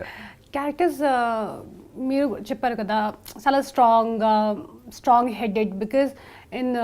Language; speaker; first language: Telugu; non-native, local second language; Hindi